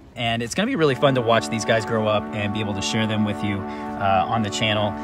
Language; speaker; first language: English; native; English